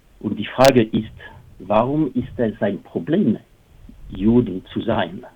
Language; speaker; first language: German; non-native, fluent; French